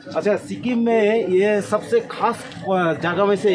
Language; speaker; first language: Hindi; non-native, local second language; Bangla